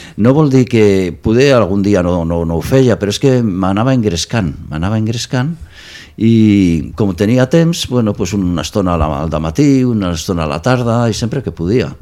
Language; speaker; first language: Catalan; non-native, local second language; Spanish